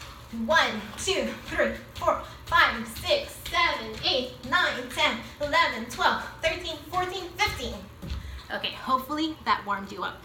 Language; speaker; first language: English; native; English